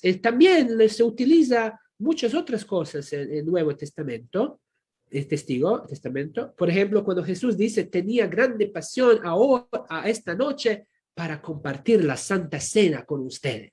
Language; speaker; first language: Spanish; non-native, fluent; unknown